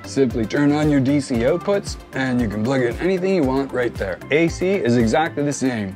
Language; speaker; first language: English; native; English